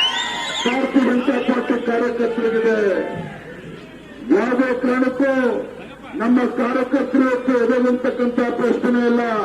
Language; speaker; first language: Kannada; native; Kannada